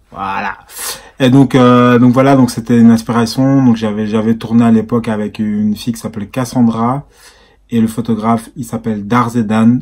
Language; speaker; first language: French; native; French